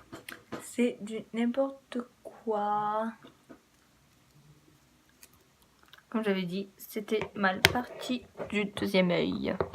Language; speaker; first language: French; native; French